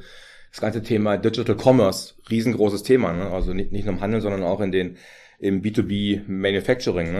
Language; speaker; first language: German; native; German